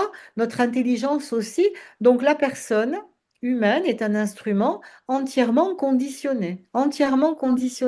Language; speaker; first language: French; native; French